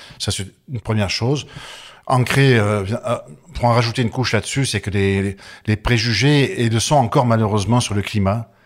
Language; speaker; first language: French; native; French